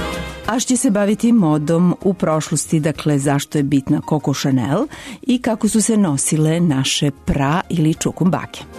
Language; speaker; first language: Serbian; native; Serbian